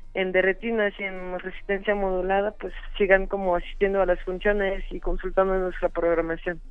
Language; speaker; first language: Spanish; non-native, fluent; French